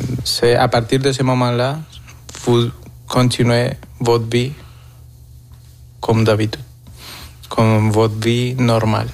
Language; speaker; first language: French; non-native, fluent; Spanish